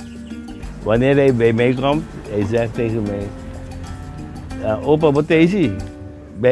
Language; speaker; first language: Dutch; non-native, local second language; Papiamento